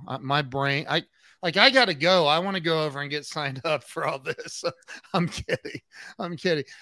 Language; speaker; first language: English; native; English